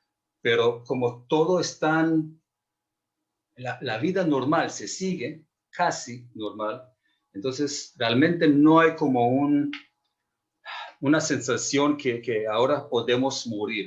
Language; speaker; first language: Spanish; non-native, fluent; Hebrew